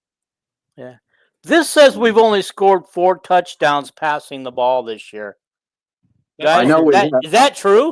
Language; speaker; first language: English; native; English